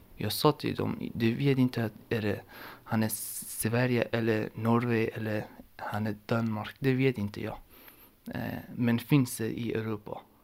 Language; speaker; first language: Swedish; non-native, learner; Persian